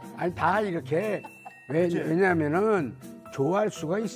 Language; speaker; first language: Korean; native; Korean